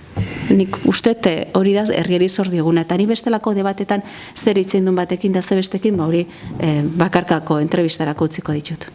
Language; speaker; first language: Basque; native; Basque